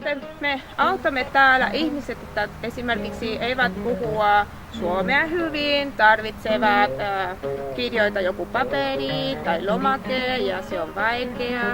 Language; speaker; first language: Finnish; non-native, learner; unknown